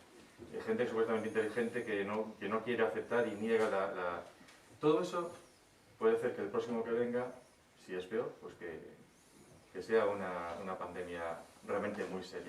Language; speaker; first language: Spanish; native; Spanish